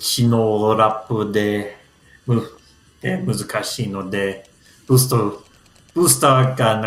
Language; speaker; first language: Japanese; non-native, learner; English